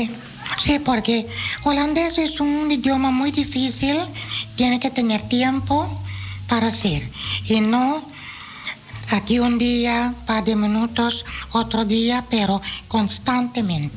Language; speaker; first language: Spanish; non-native, fluent; Dutch